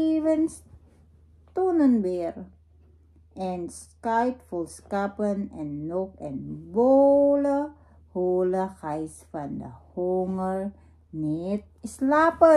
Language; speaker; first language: Dutch; non-native, learner; Filipino